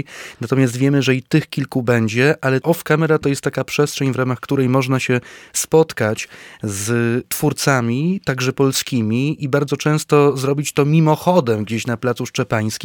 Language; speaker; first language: Polish; native; Polish